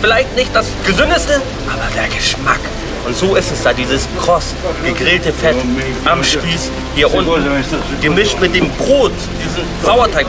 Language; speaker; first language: German; native; German